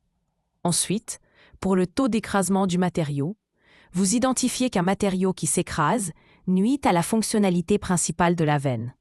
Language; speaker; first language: French; native; French